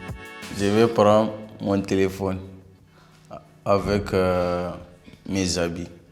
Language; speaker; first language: French; non-native, learner; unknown